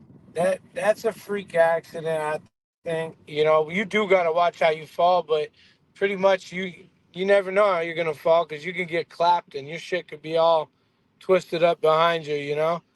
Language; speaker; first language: English; native; English